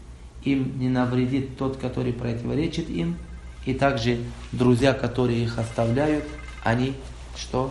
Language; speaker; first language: Russian; non-native, local second language; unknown